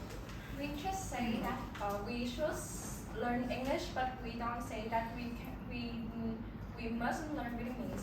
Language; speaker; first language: English; non-native, learner; Vietnamese